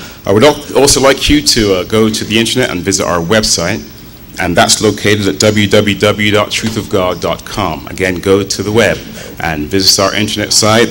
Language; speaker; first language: English; native; English